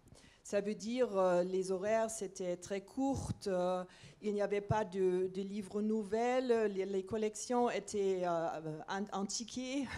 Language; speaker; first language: French; non-native, fluent; German